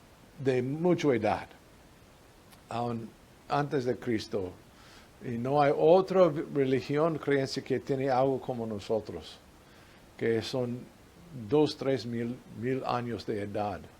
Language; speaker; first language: Spanish; non-native, fluent; English